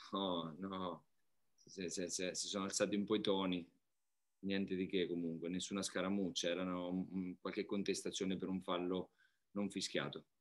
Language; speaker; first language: Italian; native; Italian